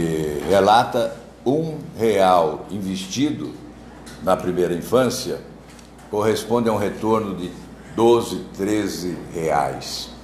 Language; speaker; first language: Portuguese; native; Portuguese